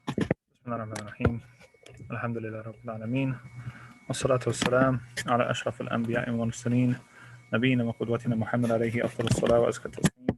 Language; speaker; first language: Arabic; non-native, fluent; English